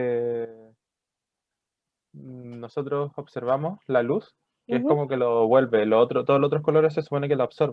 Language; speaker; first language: Spanish; native; Spanish